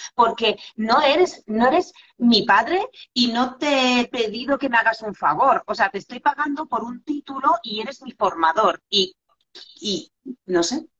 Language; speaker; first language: Spanish; non-native, fluent; Polish